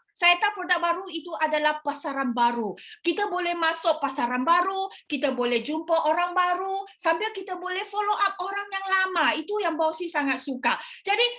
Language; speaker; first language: Malay; non-native, local second language; Chinese